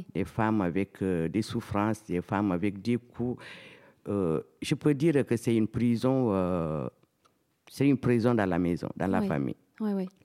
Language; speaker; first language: French; non-native, local second language; Fula